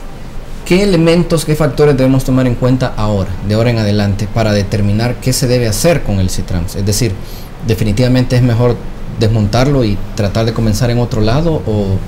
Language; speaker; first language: Spanish; native; Spanish